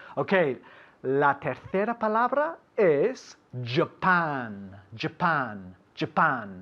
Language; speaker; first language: Spanish; non-native, fluent; English